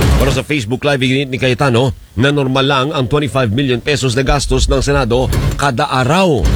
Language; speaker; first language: Filipino; native; Filipino